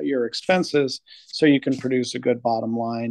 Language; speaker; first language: English; native; English